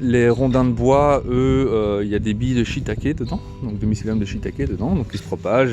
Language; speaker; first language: French; native; French